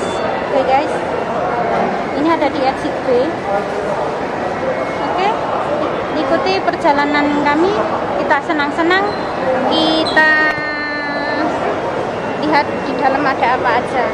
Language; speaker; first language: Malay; non-native, local second language; Javanese